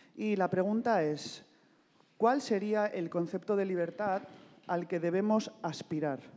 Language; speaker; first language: Spanish; non-native, local second language; Basque